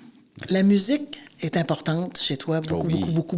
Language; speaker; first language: French; native; French